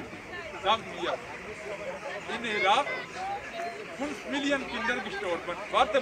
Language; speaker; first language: German; non-native, learner; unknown